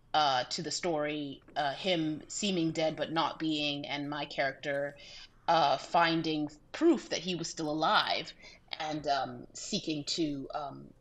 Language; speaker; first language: English; native; English